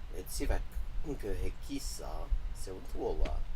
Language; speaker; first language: Finnish; non-native, learner; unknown